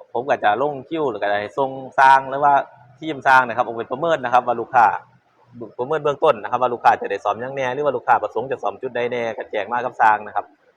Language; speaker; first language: Thai; native; Thai